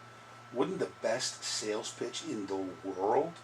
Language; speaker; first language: English; native; English